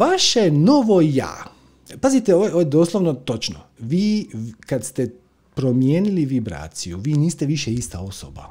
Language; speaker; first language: Croatian; native; Croatian